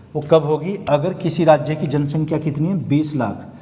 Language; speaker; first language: Hindi; native; Hindi